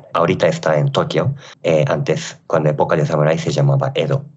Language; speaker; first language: Spanish; non-native, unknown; Japanese